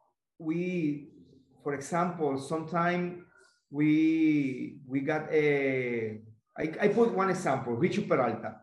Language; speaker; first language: English; non-native, learner; Spanish